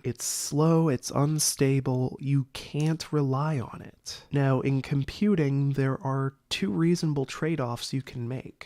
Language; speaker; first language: English; native; English